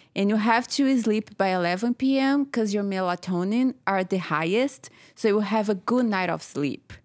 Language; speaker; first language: English; non-native, fluent; Portuguese